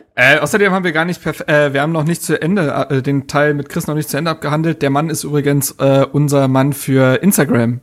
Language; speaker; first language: German; native; German